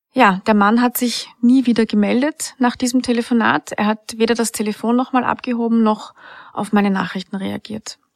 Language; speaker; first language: German; native; German